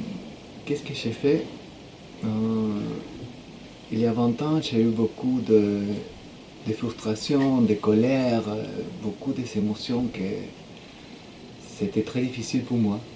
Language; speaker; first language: French; non-native, fluent; Spanish